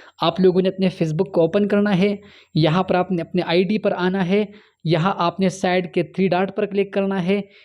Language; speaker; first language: Urdu; non-native, local second language; Punjabi